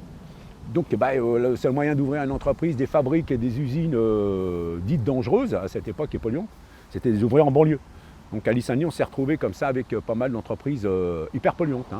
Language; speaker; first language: French; native; French